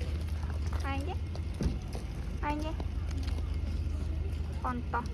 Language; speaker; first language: Japanese; native; Japanese